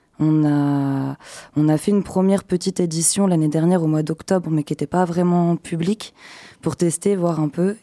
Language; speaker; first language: French; native; French